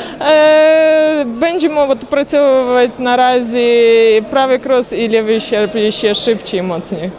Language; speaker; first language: Polish; non-native, learner; Ukrainian